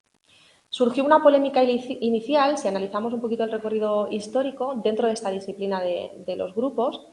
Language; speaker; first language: Spanish; native; Spanish